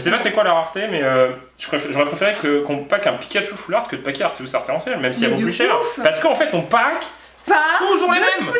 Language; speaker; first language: French; native; French